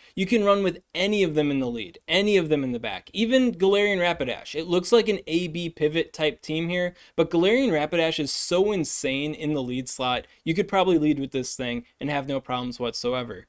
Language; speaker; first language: English; native; English